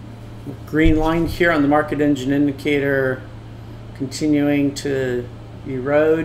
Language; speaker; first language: English; native; English